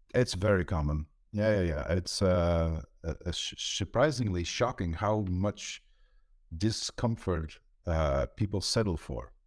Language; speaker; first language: English; non-native, fluent; Dutch